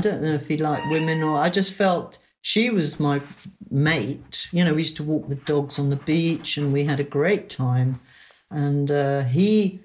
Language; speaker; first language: English; native; English